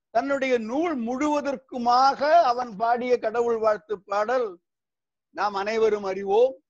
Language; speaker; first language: Tamil; native; Tamil